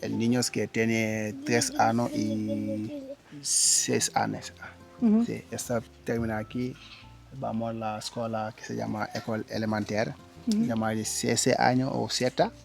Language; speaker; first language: Spanish; non-native, learner; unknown